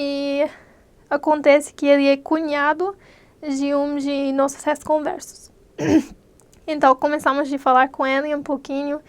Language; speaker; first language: Portuguese; non-native, fluent; English